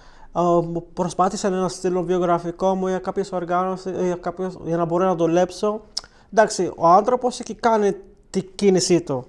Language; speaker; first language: Greek; non-native, learner; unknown